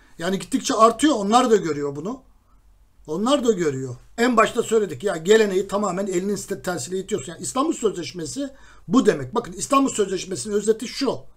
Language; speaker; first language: Turkish; native; Turkish